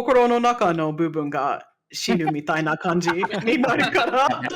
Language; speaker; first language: Japanese; non-native, fluent; English